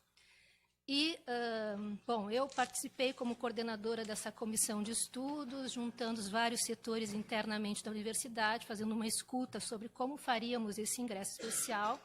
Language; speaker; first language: Portuguese; native; Portuguese